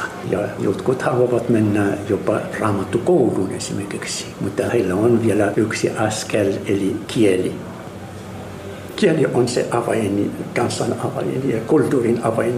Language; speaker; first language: Finnish; non-native, fluent; Arabic